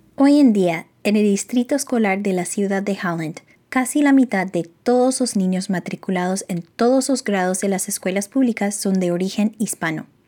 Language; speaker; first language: Spanish; non-native, fluent; English